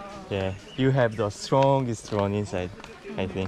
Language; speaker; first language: English; non-native, learner; Korean